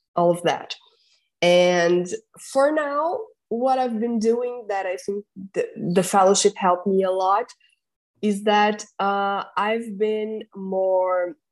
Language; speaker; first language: English; non-native, fluent; Portuguese